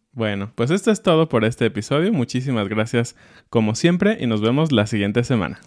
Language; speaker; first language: Spanish; native; Spanish